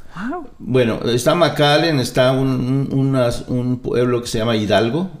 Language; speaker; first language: Spanish; native; Spanish